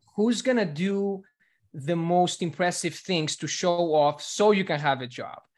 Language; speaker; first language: English; non-native, fluent; Greek